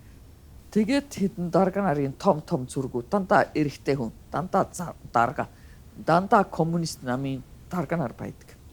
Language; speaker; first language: Mongolian; non-native, fluent; Finnish